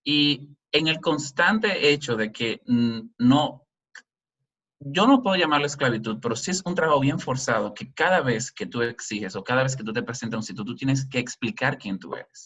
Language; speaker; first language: Spanish; native; Spanish